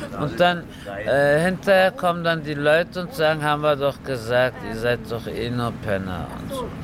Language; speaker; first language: German; early bilingual, other home language; Turkish